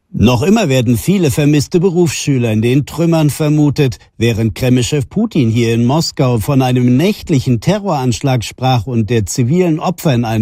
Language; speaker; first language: German; native; German